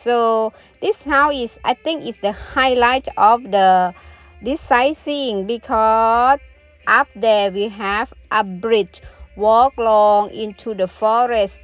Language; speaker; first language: English; non-native, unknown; Thai